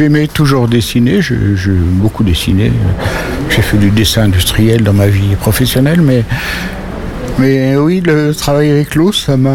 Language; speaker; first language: French; native; French